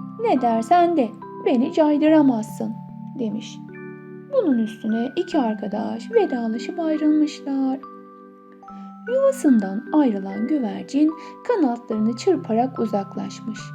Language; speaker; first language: Turkish; native; Turkish